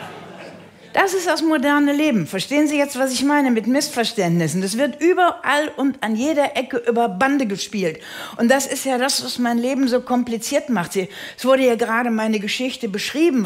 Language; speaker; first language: German; native; German